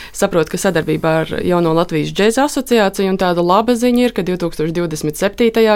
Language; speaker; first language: Latvian; native; Latvian